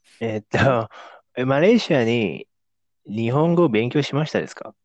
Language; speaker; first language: Japanese; non-native, fluent; Indonesian